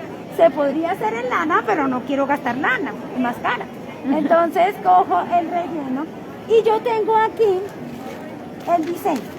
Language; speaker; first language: Spanish; native; Spanish